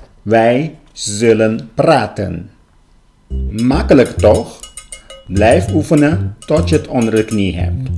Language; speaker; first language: Dutch; non-native, local second language; Papiamento